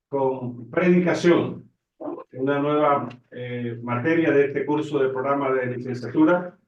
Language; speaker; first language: Spanish; native; Spanish